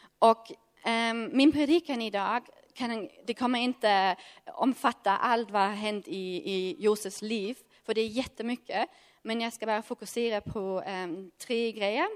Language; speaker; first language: Swedish; non-native, fluent; German